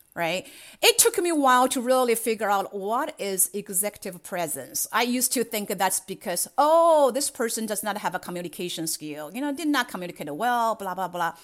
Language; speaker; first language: English; non-native, fluent; Chinese